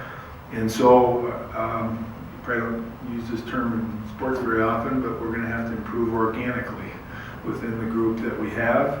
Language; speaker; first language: English; native; English